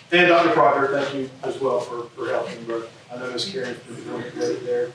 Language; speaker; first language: English; native; English